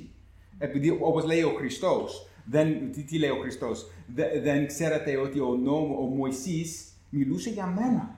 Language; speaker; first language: Greek; non-native, fluent; English